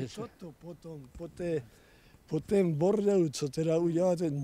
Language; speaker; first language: Czech; native; Czech